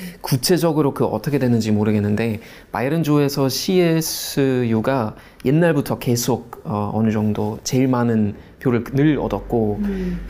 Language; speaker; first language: Korean; non-native, fluent; German